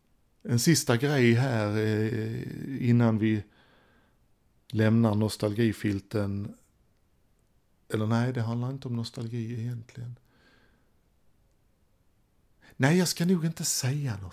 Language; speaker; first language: Swedish; native; Swedish